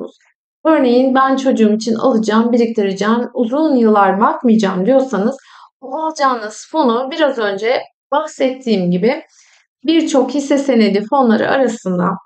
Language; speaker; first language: Turkish; native; Turkish